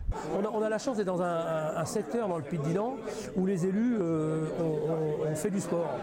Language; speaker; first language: French; native; French